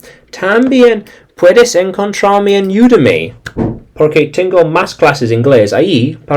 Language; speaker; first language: Spanish; non-native, learner; English